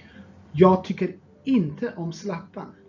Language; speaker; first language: Swedish; non-native, fluent; Tigrinya